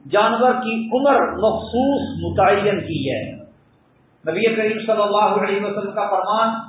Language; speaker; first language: Urdu; non-native, local second language; Punjabi